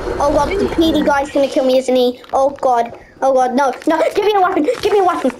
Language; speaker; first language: English; native; English